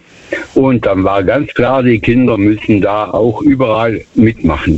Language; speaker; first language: German; native; German